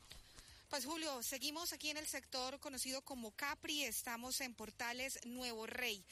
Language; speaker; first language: Spanish; native; Spanish